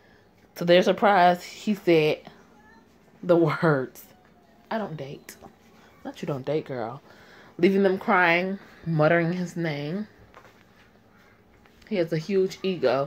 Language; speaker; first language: English; native; English